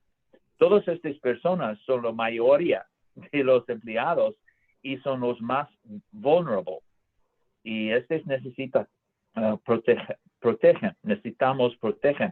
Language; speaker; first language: Spanish; non-native, learner; English